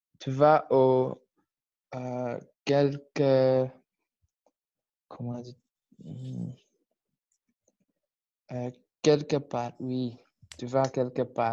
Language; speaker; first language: French; non-native, learner; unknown